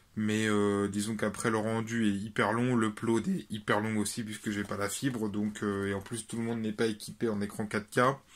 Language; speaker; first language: French; native; French